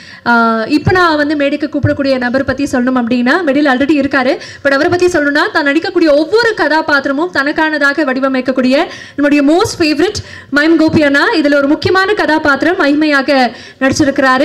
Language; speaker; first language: Tamil; native; Tamil